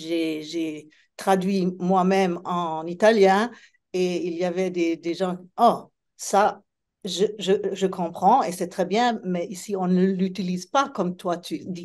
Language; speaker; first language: French; non-native, fluent; Italian